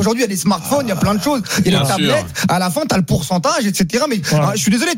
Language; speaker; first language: French; native; French